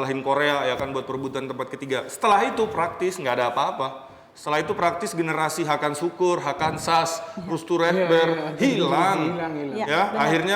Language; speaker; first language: Indonesian; native; Indonesian